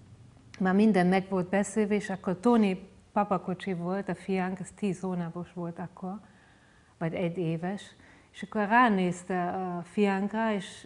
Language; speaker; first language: Hungarian; non-native, fluent; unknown